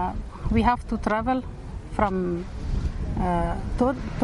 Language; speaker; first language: English; non-native, learner; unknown